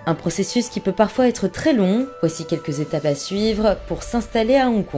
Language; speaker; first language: French; native; French